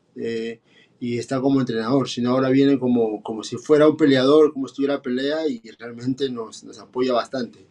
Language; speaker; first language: Spanish; native; Spanish